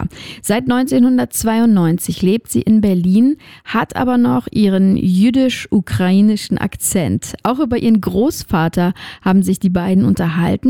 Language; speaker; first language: German; native; German